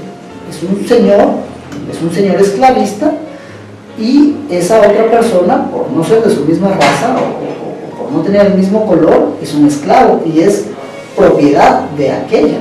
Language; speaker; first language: Spanish; native; Spanish